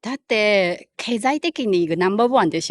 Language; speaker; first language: Japanese; non-native, learner; Khmer